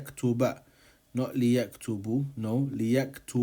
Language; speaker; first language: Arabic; non-native, fluent; English